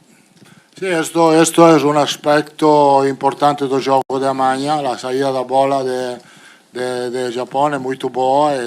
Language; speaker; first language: Portuguese; non-native, fluent; Italian